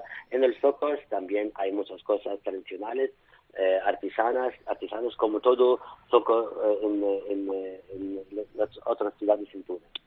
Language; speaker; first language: Spanish; non-native, fluent; Arabic